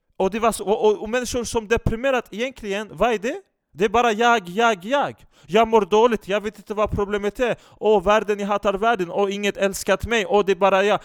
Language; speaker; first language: Swedish; non-native, fluent; Turkish